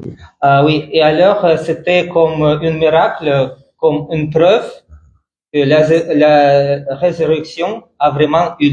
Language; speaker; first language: French; non-native, fluent; Russian